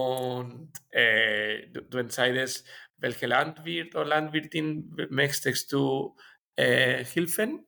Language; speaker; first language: German; non-native, learner; Spanish